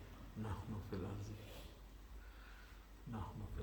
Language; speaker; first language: Arabic; non-native, learner; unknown